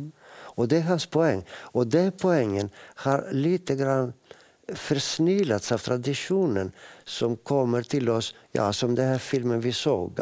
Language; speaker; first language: Swedish; non-native, fluent; Greek